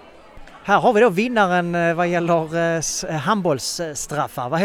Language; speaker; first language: Swedish; native; Swedish